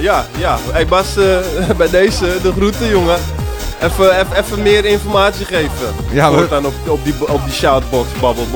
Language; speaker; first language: Dutch; native; Dutch